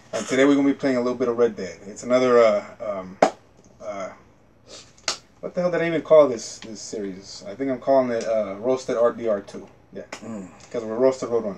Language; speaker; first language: English; native; English